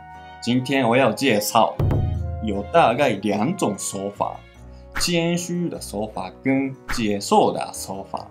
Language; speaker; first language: Chinese; non-native, fluent; Japanese